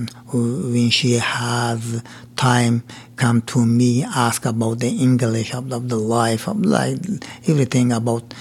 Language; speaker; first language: English; non-native, learner; Persian